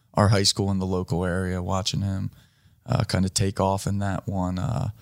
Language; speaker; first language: English; native; English